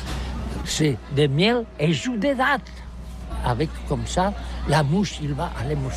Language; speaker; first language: French; non-native, learner; Catalan